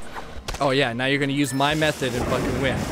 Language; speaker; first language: English; native; English